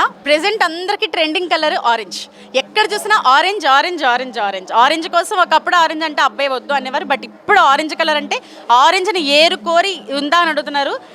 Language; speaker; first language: Telugu; native; Telugu